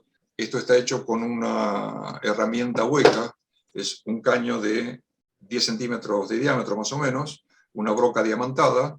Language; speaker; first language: Spanish; native; Spanish